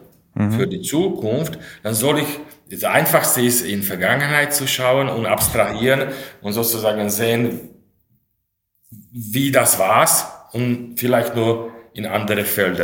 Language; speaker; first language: German; non-native, fluent; Slovak